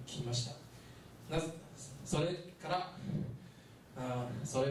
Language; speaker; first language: Japanese; non-native, learner; Chinese